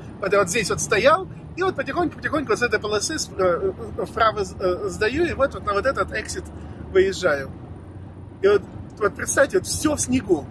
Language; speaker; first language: Russian; native; Russian